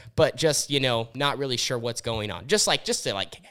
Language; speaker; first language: English; native; English